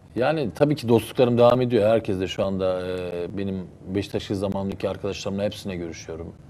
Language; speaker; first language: Turkish; early bilingual, heritage; Turkish